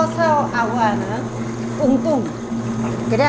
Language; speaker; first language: Portuguese; non-native, learner; Korean